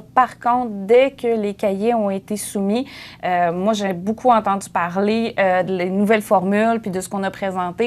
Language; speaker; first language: French; native; French